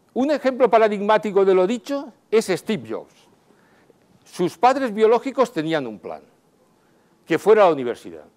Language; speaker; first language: Spanish; native; Spanish